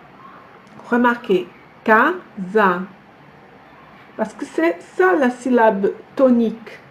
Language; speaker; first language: French; non-native, fluent; Portuguese